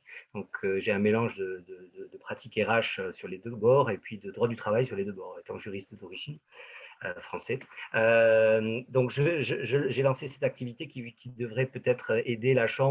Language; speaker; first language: French; native; French